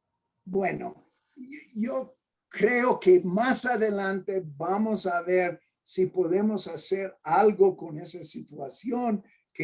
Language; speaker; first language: Spanish; non-native, fluent; English